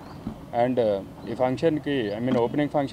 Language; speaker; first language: Telugu; native; Telugu